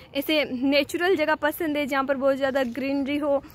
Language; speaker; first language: Hindi; native; Hindi